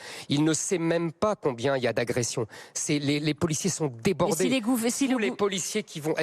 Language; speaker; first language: French; native; French